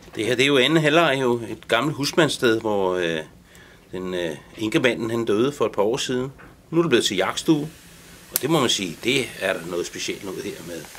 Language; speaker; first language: Danish; native; Danish